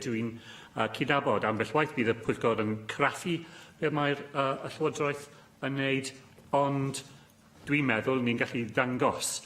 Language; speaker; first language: Welsh; non-native, local second language; English